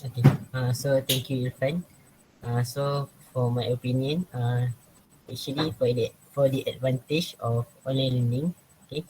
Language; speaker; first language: English; non-native, local second language; Malay